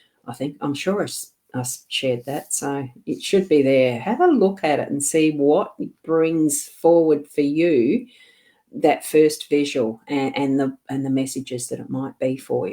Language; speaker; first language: English; native; English